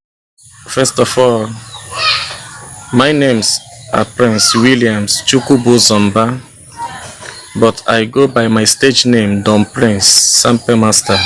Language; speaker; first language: English; non-native, local second language; Igbo